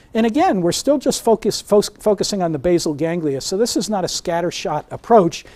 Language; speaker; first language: English; native; English